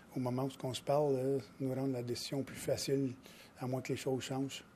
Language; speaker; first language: French; native; French